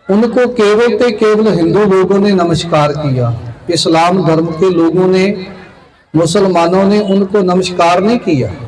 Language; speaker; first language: Urdu; non-native, local second language; Punjabi